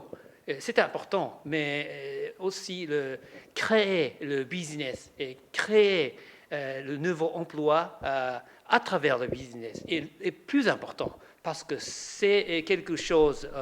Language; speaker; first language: French; non-native, learner; Japanese